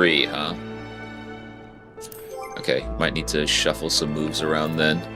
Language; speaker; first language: English; native; English